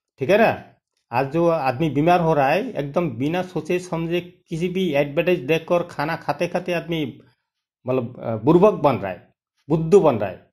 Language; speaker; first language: Hindi; non-native, local second language; Bangla